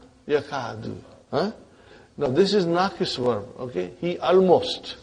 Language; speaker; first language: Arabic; non-native, fluent; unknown